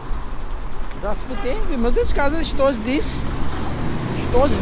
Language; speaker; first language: Russian; non-native, learner; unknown